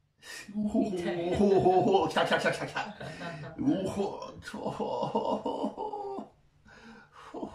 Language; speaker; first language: Japanese; native; Japanese